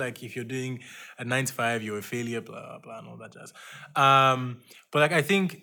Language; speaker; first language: English; non-native, local second language; Yoruba